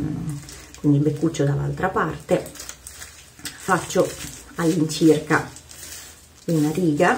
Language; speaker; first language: Italian; native; Italian